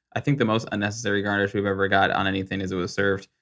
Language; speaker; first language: English; native; English